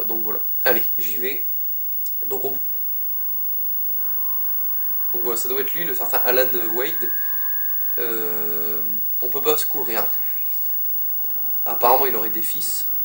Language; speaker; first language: French; native; French